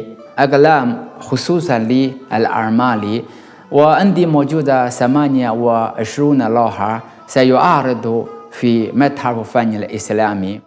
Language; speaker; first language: Arabic; non-native, learner; Chinese